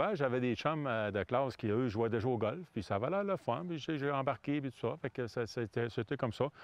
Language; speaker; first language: French; native; French